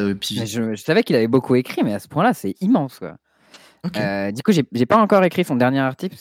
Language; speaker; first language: French; native; French